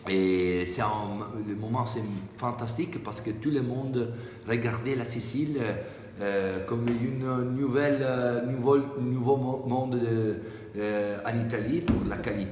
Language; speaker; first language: French; non-native, learner; Italian